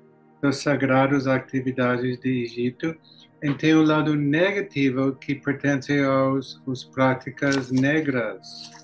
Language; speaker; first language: Portuguese; non-native, learner; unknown